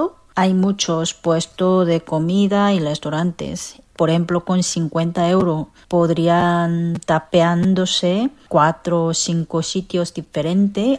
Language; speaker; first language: Spanish; non-native, learner; Korean